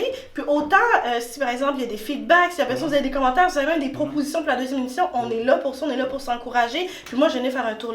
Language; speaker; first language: French; native; French